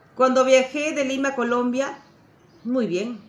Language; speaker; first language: Spanish; native; Spanish